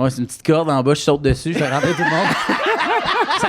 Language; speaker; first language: French; native; French